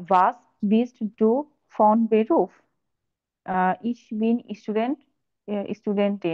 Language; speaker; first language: German; non-native, learner; Bangla